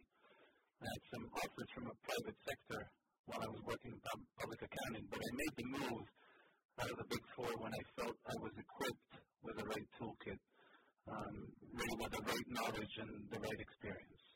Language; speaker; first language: English; non-native, fluent; Hebrew